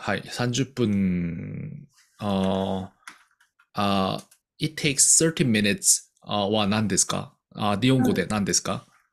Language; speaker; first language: Japanese; non-native, learner; Korean